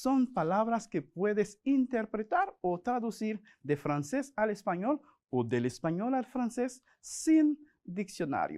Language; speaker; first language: Spanish; non-native, fluent; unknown